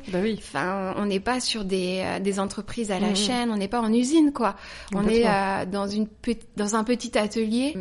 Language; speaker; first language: French; native; French